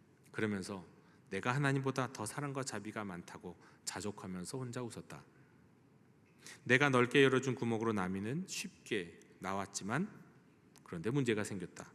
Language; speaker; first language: Korean; native; Korean